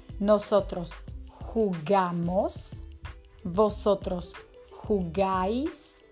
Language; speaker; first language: Spanish; non-native, fluent; Slovak